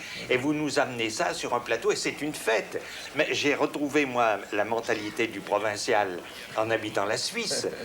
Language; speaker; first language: French; native; French